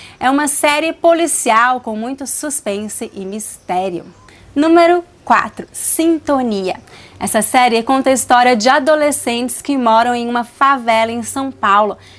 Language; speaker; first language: Portuguese; native; Portuguese